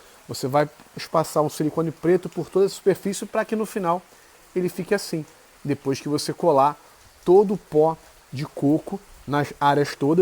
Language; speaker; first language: Portuguese; native; Portuguese